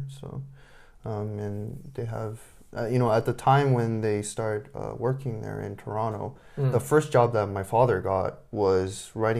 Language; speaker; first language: English; non-native, fluent; Japanese